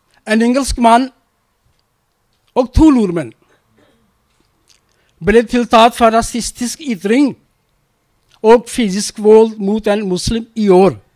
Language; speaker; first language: Norwegian; non-native, learner; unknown